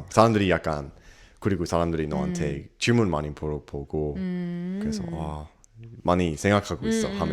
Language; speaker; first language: Korean; non-native, learner; English